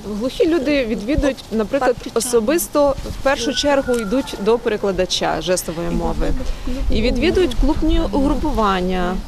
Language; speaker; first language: Ukrainian; native; Ukrainian